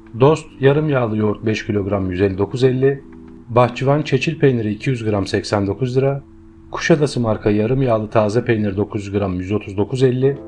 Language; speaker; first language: Turkish; native; Turkish